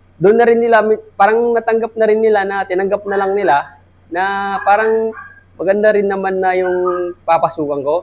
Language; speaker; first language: Filipino; non-native, local second language; Maranao